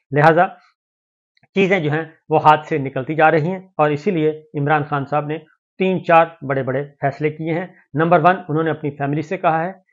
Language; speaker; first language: Urdu; native; Urdu